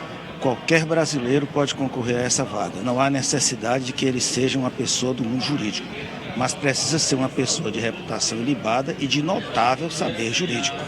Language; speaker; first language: Portuguese; native; Portuguese